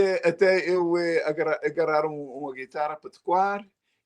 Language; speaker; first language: Portuguese; early bilingual, heritage; Portuguese